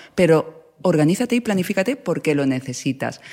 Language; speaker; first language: Spanish; native; Spanish